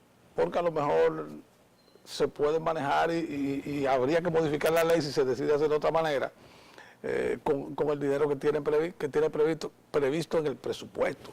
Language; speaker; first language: Spanish; native; Spanish